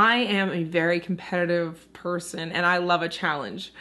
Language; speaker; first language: English; native; English